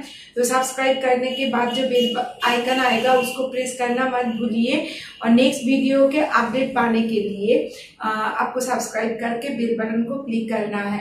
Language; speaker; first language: Hindi; non-native, local second language; Bangla